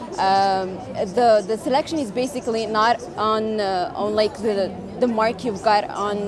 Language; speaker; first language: English; non-native, fluent; Arabic